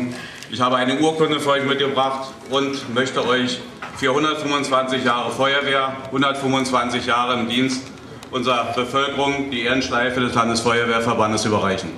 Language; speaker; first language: German; native; German